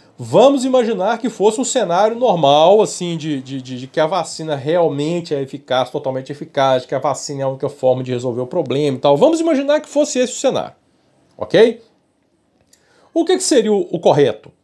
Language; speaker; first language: Portuguese; native; Portuguese